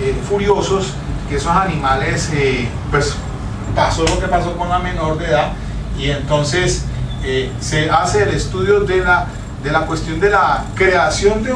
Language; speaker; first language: Spanish; native; Spanish